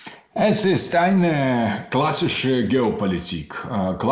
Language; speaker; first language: German; non-native, learner; Russian